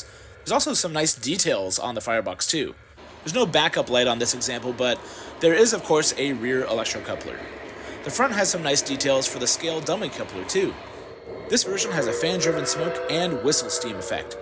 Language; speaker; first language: English; native; English